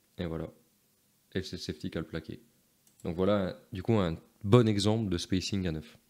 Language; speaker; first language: French; native; French